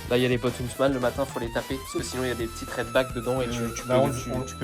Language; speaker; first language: French; native; French